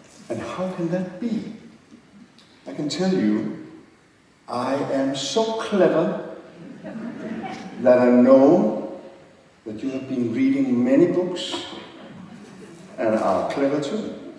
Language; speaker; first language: English; non-native, fluent; Danish